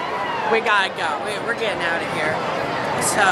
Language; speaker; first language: English; native; English